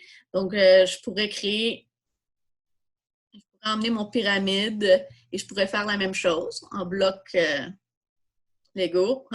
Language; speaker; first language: French; native; French